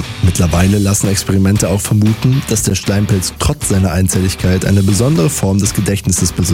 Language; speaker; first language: German; native; German